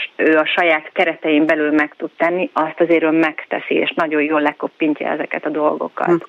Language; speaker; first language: Hungarian; native; Hungarian